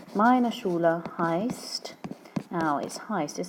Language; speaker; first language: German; non-native, fluent; English